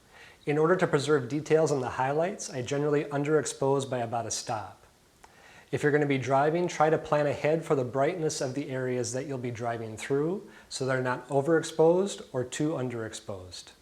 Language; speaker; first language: English; native; English